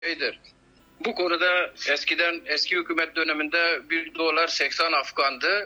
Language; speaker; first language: Turkish; non-native, fluent; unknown